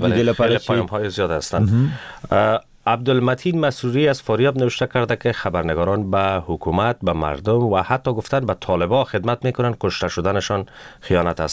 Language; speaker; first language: Persian; native; Persian